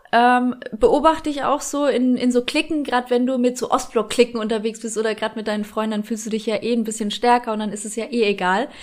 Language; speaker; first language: German; early bilingual, other home language; Polish